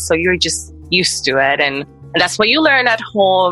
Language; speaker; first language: English; non-native, fluent; Spanish